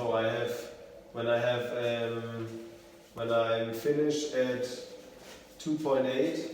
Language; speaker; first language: English; non-native, learner; German